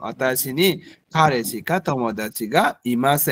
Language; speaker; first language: Japanese; non-native, fluent; Bangla